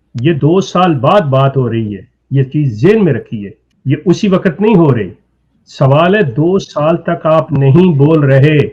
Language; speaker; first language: Urdu; native; Urdu